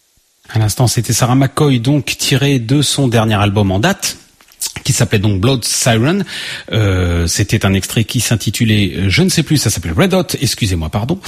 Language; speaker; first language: French; native; French